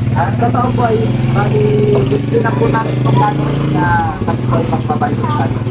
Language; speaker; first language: Filipino; native; Filipino